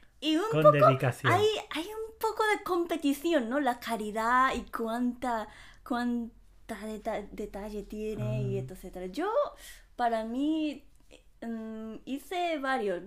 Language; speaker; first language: Spanish; non-native, fluent; Japanese